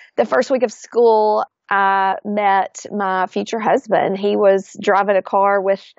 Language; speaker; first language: English; native; English